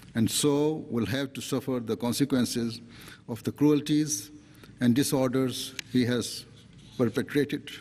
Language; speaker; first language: English; non-native, local second language; Urdu